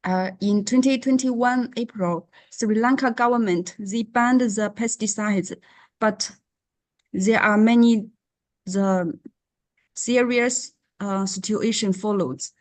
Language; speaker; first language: English; non-native, learner; Chinese